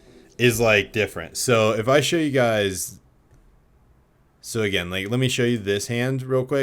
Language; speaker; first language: English; native; English